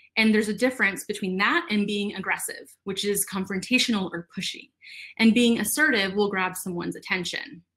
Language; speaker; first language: English; native; English